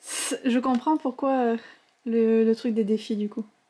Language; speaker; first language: French; native; French